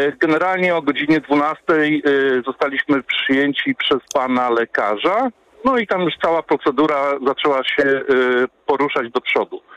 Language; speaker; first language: Polish; native; Polish